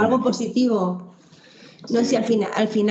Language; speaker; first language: Spanish; native; Spanish